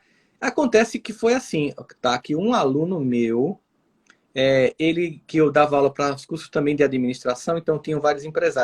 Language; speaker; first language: Portuguese; native; Portuguese